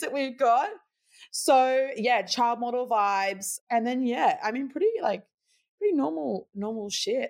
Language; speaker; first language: English; native; English